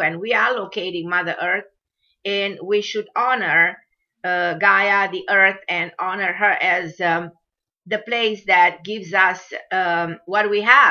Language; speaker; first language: English; non-native, fluent; Romanian